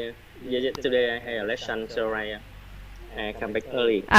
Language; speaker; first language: English; non-native, learner; Vietnamese